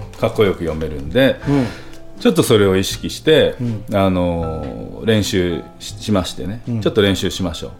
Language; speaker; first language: Japanese; native; Japanese